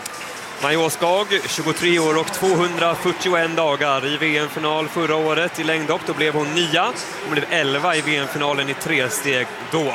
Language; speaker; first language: Swedish; native; Swedish